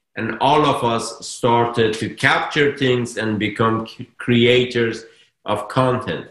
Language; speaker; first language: English; non-native, fluent; Persian